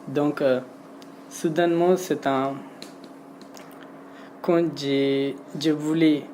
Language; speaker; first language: French; non-native, learner; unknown